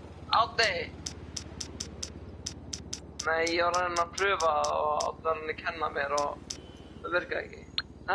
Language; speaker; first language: Icelandic; early bilingual, heritage; Icelandic